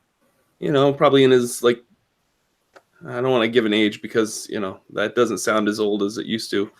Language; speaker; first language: English; native; English